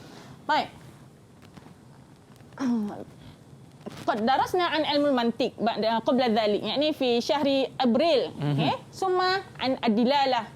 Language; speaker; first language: Arabic; non-native, fluent; Malay